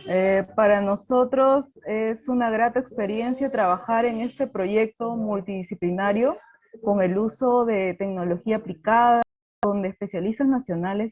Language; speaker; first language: Spanish; native; Spanish